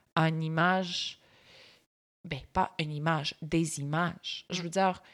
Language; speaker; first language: French; early bilingual, other home language; Bulgarian